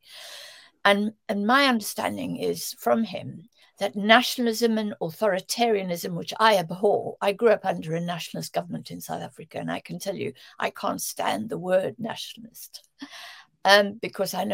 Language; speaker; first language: English; native; English